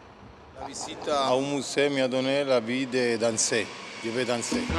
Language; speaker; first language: French; non-native, learner; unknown